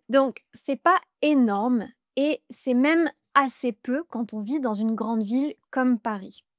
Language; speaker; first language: French; native; French